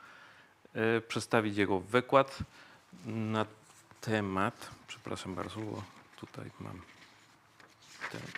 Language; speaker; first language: Polish; non-native, fluent; Spanish